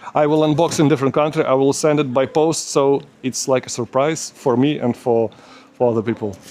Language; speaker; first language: English; non-native, learner; Lithuanian